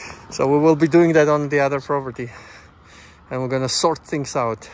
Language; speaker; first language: English; non-native, fluent; Georgian